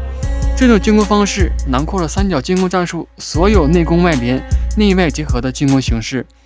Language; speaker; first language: Chinese; native; Chinese